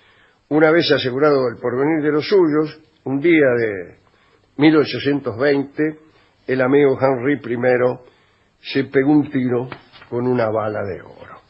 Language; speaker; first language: Spanish; native; Spanish